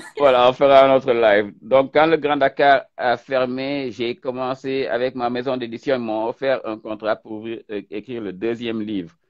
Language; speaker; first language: French; non-native, local second language; Wolof